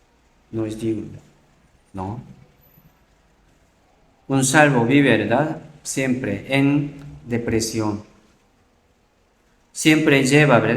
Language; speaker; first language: Spanish; non-native, learner; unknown